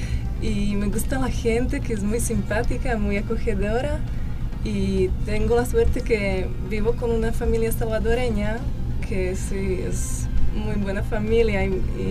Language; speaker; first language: Spanish; non-native, fluent; Slovak